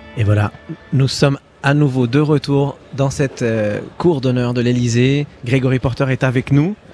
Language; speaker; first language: French; native; French